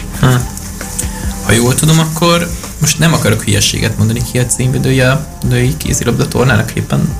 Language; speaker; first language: Hungarian; native; Hungarian